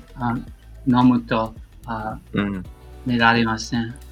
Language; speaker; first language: Japanese; non-native, learner; English